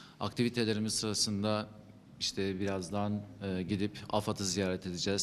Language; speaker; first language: Turkish; native; Turkish